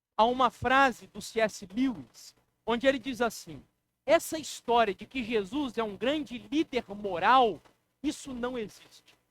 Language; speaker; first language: Portuguese; native; Portuguese